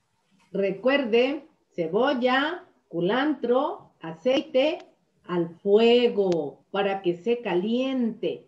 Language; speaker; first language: Spanish; native; Spanish